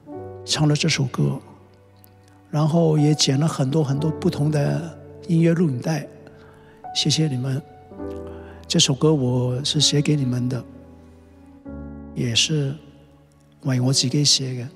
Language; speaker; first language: Chinese; non-native, local second language; Cantonese